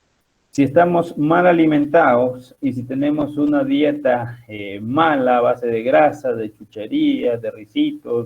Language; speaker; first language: Spanish; native; Spanish